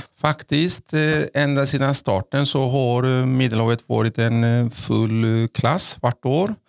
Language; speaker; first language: Norwegian; non-native, fluent; Greek